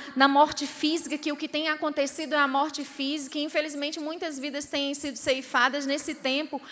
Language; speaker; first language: Portuguese; native; Portuguese